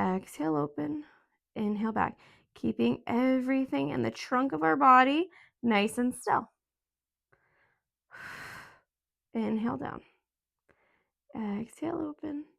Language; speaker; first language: English; native; English